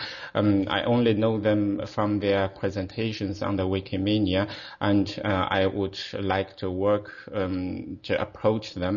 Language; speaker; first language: English; non-native, fluent; Chinese